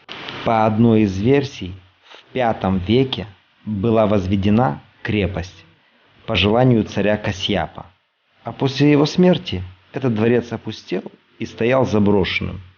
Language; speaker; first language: Russian; native; Russian